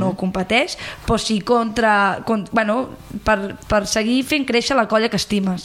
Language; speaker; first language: Catalan; native; Catalan